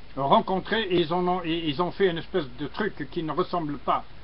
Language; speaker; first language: French; non-native, local second language; Arabic